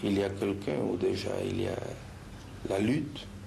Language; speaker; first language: French; non-native, fluent; Spanish